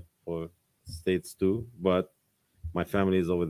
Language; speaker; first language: English; non-native, learner; Arabic